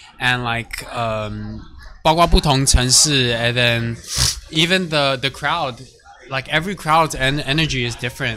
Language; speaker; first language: English; early bilingual, heritage; English